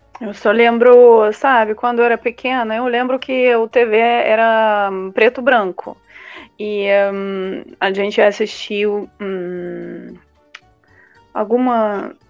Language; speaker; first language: Portuguese; non-native, fluent; Russian